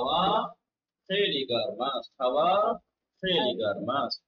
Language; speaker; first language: Persian; non-native, fluent; Urdu